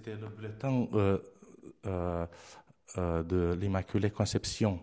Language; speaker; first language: French; non-native, fluent; Romanian